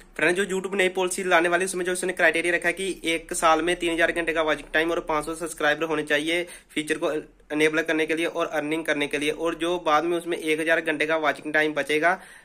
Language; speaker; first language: Hindi; native; Hindi